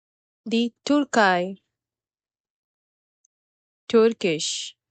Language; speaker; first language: German; non-native, fluent; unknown